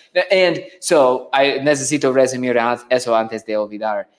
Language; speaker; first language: Spanish; non-native, fluent; English